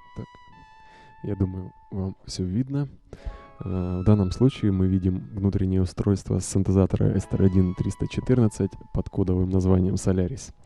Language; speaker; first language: Russian; native; Russian